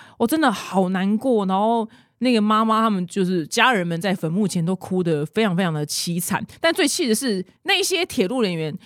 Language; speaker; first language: Chinese; native; Chinese